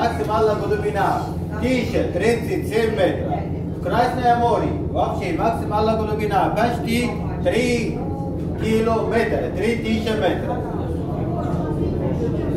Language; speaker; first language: Russian; non-native, learner; Arabic